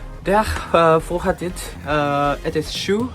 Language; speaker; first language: Dutch; non-native, learner; Japanese